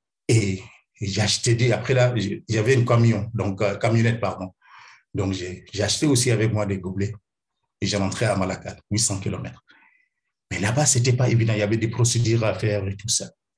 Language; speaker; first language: French; non-native, fluent; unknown